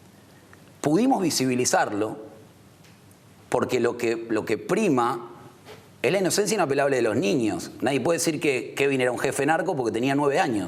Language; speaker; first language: Spanish; native; Spanish